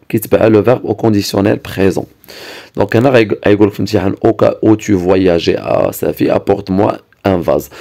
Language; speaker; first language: French; non-native, local second language; Arabic